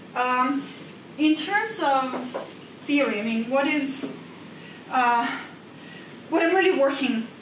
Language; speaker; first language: English; non-native, fluent; Indonesian